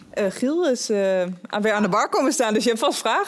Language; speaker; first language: Dutch; native; Dutch